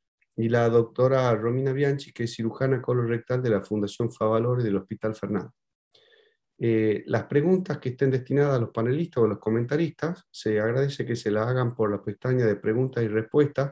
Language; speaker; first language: Spanish; native; Spanish